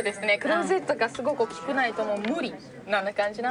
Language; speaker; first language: Japanese; non-native, fluent; Italian